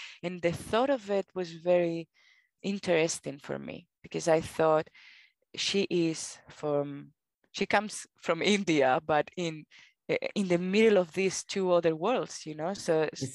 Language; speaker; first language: English; non-native, fluent; Spanish